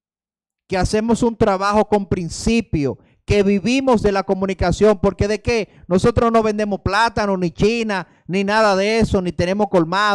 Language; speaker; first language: Spanish; native; Spanish